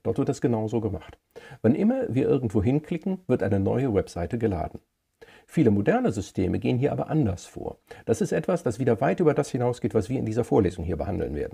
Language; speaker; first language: German; native; German